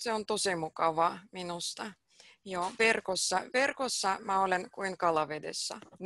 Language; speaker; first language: Finnish; non-native, fluent; Russian